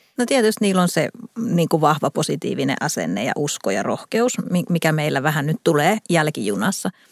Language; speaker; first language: Finnish; native; Finnish